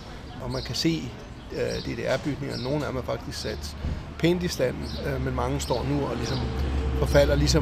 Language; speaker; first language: Danish; native; Danish